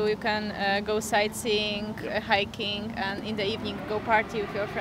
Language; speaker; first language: English; non-native, fluent; Polish